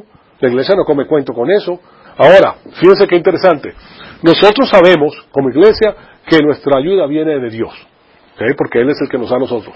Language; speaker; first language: Spanish; native; Spanish